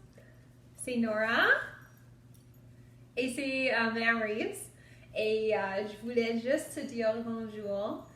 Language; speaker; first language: French; non-native, local second language; English